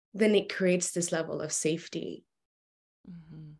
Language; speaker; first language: English; early bilingual, other home language; Spanish